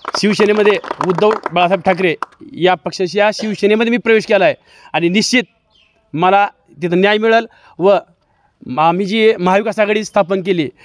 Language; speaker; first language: Marathi; native; Marathi